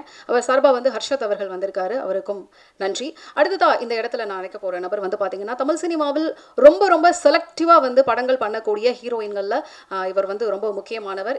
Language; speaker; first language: Tamil; native; Tamil